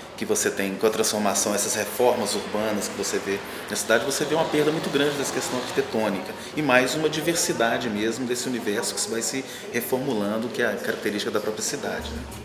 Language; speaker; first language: Portuguese; native; Portuguese